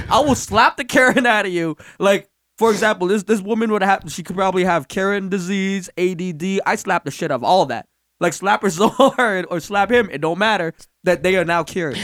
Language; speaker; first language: English; native; English